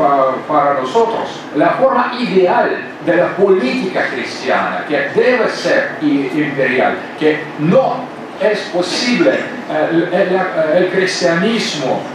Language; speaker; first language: Spanish; non-native, fluent; Russian